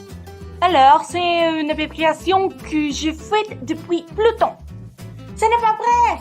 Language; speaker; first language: French; non-native, learner; Spanish